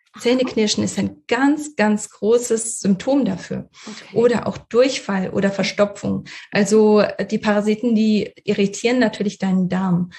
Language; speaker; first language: German; early bilingual, other home language; Russian